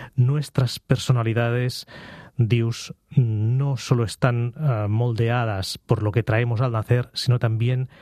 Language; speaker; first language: Spanish; non-native, local second language; Catalan